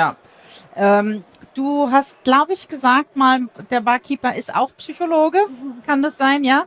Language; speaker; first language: German; native; German